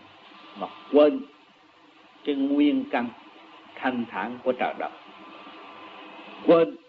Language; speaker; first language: Vietnamese; native; Vietnamese